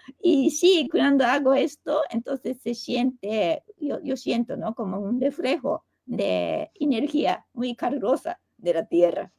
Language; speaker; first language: Spanish; non-native, fluent; Japanese